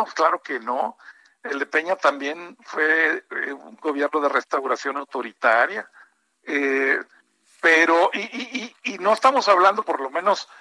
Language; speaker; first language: Spanish; native; Spanish